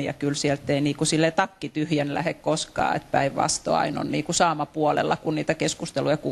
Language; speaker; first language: Finnish; native; Finnish